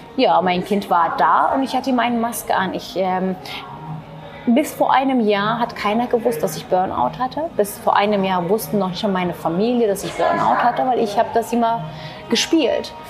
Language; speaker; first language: German; non-native, fluent; Turkish